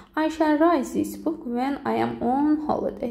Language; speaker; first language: English; non-native, fluent; Azerbaijani